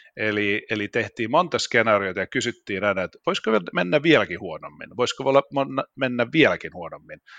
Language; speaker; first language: Finnish; non-native, local second language; Swedish